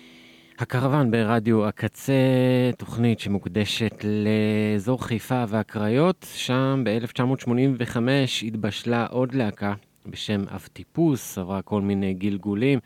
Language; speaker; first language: Hebrew; native; Hebrew